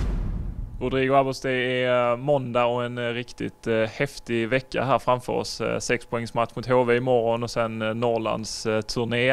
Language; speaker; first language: Swedish; native; Swedish